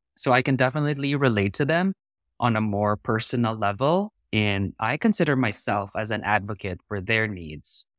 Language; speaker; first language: English; non-native, local second language; Filipino